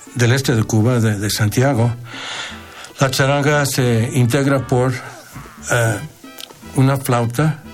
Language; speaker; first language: Spanish; non-native, fluent; English